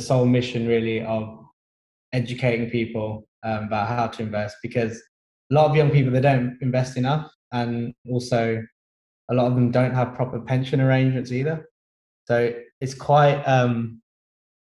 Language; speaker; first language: English; native; English